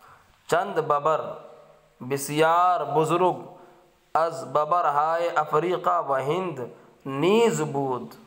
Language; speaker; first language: Persian; non-native, fluent; Urdu